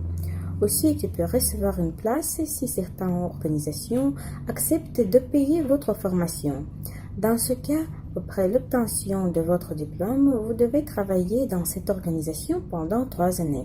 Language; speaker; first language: French; non-native, fluent; Russian